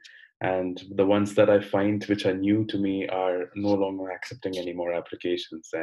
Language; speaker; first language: English; non-native, local second language; Malayalam